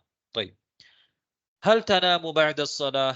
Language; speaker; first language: Arabic; non-native, fluent; Tamil